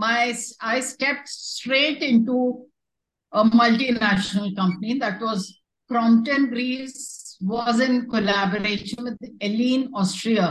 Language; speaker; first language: English; non-native, local second language; Hindi